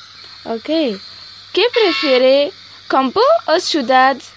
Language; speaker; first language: Spanish; non-native, learner; French